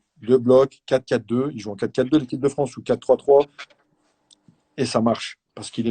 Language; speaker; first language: French; native; French